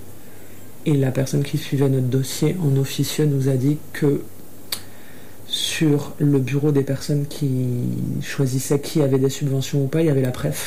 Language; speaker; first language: French; native; French